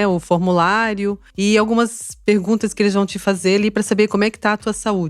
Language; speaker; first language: Portuguese; native; Portuguese